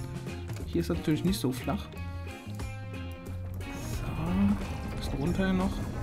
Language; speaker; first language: German; native; German